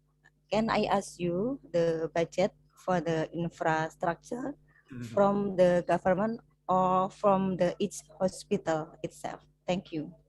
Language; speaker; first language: English; non-native, learner; Indonesian